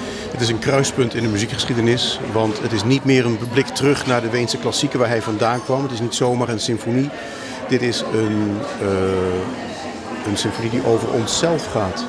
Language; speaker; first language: Dutch; native; Dutch